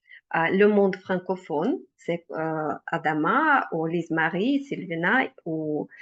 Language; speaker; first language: French; non-native, learner; Russian